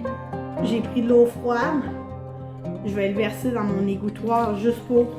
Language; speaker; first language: French; native; French